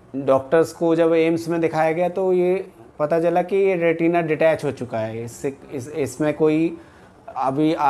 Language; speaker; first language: Hindi; native; Hindi